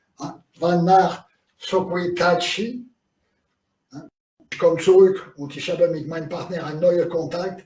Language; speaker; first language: German; non-native, learner; French